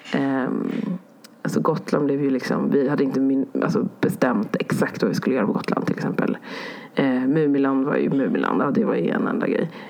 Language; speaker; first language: Swedish; early bilingual, other home language; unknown